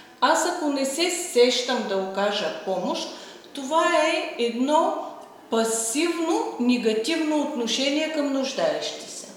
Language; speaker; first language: Bulgarian; non-native, fluent; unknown